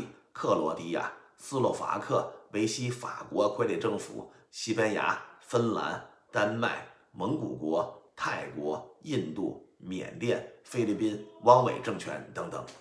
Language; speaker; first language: Chinese; native; Chinese